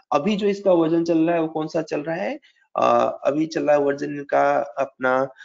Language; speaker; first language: Hindi; native; Hindi